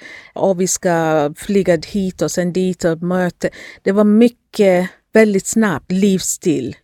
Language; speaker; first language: Swedish; non-native, fluent; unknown